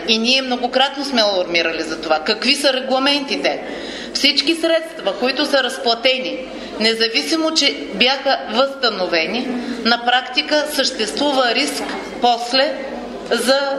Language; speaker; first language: Bulgarian; native; Bulgarian